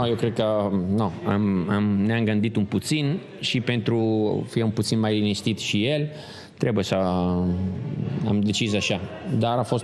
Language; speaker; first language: Romanian; non-native, learner; Italian